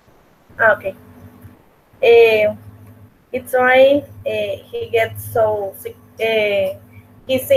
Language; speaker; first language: English; non-native, learner; Spanish